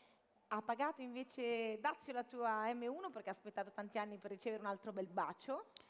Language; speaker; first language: Italian; native; Italian